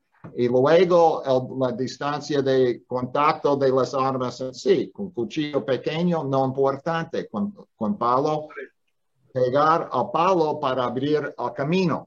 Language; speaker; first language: Spanish; non-native, fluent; English